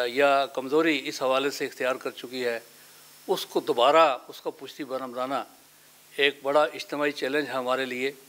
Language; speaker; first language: Urdu; non-native, local second language; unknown